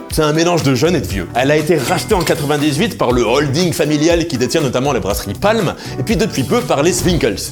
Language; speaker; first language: French; native; French